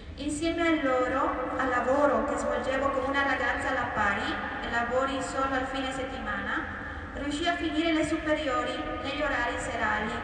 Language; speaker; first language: Italian; non-native, fluent; Spanish